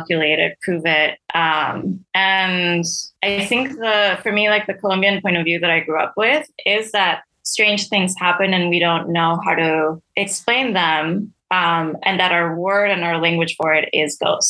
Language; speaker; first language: English; non-native, fluent; Spanish